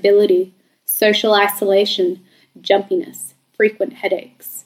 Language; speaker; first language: English; native; English